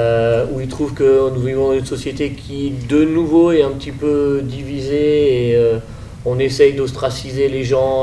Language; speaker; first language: French; native; French